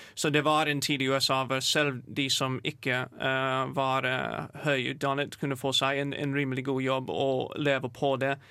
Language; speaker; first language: Norwegian; non-native, fluent; English